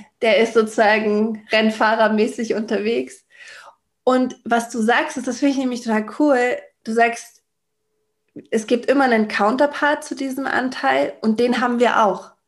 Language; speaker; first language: German; native; German